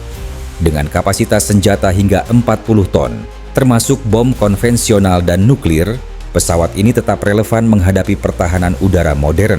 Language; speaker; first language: Indonesian; native; Indonesian